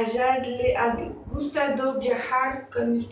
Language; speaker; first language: Spanish; non-native, learner; French